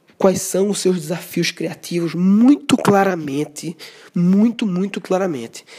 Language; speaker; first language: Portuguese; native; Portuguese